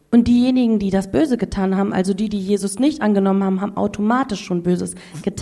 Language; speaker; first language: German; native; German